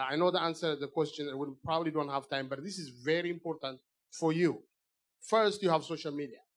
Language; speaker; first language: English; non-native, fluent; Amharic